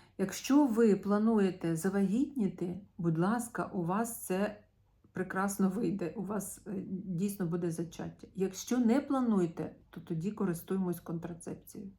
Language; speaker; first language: Ukrainian; non-native, local second language; Russian